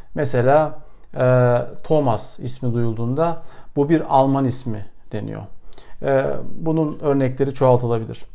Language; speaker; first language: Turkish; native; Turkish